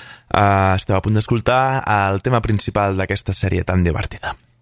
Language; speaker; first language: Catalan; native; Catalan